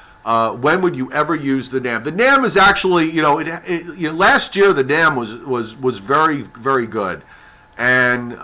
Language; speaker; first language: English; native; English